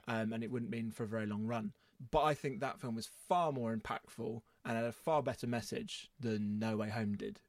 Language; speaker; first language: English; native; English